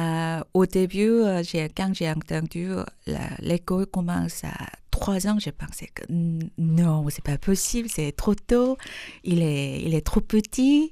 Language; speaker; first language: French; non-native, fluent; Korean